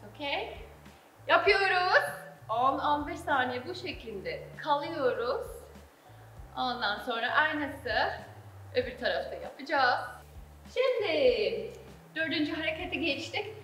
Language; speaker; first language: Turkish; non-native, fluent; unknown